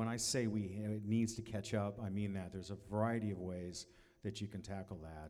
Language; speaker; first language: English; native; English